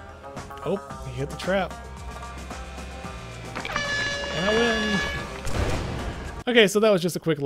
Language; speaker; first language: English; native; English